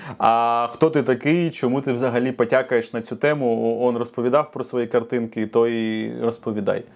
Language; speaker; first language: Ukrainian; non-native, local second language; Russian